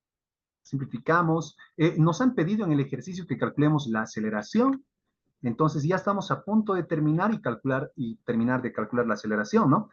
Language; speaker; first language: Spanish; native; Spanish